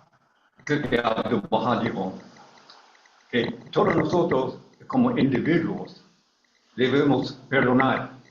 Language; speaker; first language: Spanish; non-native, learner; English